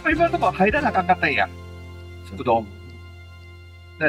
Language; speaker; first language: Japanese; native; Japanese